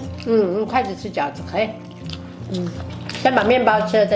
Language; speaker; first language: Chinese; native; Chinese